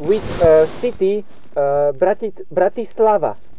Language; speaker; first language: English; non-native, learner; Slovak